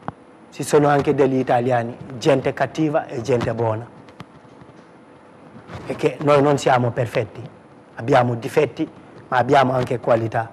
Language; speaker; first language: Italian; non-native, fluent; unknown